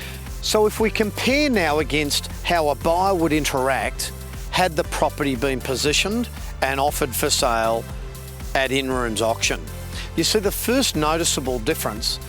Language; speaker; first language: English; native; English